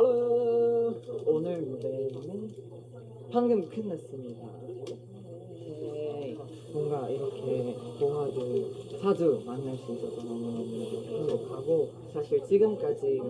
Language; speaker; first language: Korean; non-native, fluent; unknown